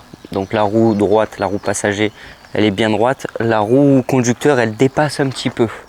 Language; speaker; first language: French; native; French